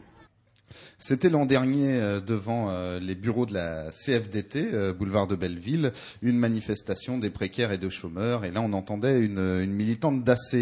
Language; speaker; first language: French; native; French